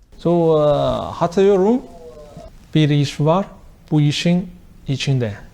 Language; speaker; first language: Turkish; non-native, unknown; Chinese